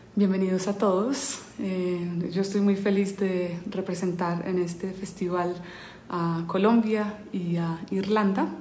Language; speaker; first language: Spanish; early bilingual, heritage; Spanish